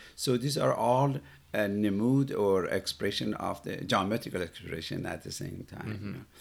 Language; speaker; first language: English; non-native, fluent; Persian